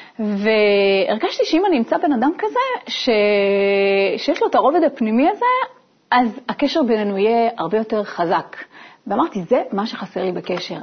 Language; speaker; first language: Hebrew; native; Hebrew